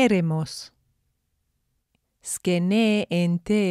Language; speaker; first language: Greek; non-native, fluent; English